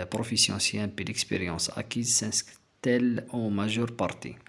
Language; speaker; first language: French; non-native, local second language; Arabic